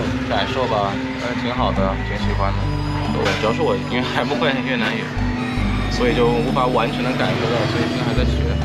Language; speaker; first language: Chinese; early bilingual, heritage; Chinese